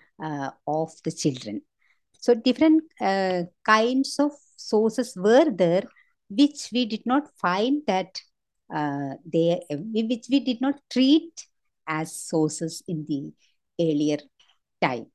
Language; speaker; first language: English; non-native, local second language; Malayalam